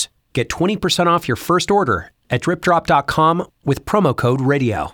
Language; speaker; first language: English; native; English